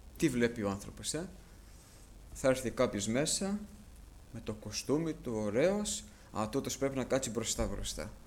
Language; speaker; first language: Greek; early bilingual, heritage; Greek